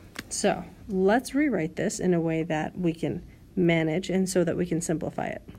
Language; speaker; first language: English; native; English